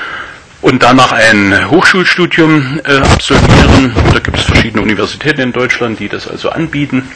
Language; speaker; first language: German; native; German